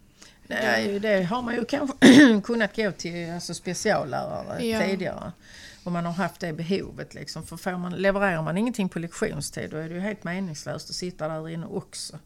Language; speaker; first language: Swedish; native; Swedish